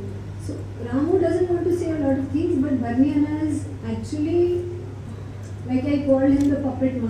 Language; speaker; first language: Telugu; non-native, learner; Hindi